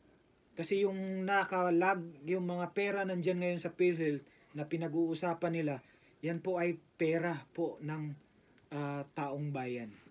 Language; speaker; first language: Filipino; native; Filipino